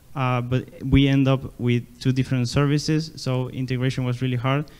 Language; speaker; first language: English; non-native, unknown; Spanish